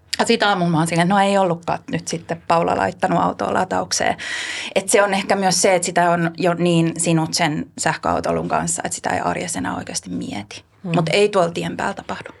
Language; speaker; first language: Finnish; native; Finnish